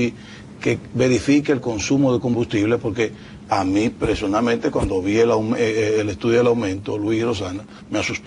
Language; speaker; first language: Spanish; native; Spanish